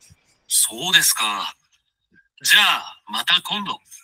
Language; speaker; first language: Japanese; non-native, learner; Bangla